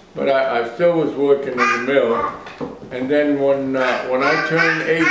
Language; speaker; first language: English; native; English